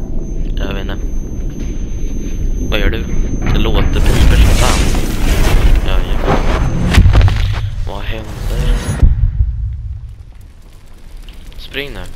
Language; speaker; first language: Swedish; native; Swedish